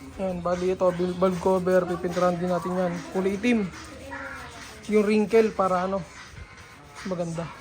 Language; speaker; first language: Filipino; native; Filipino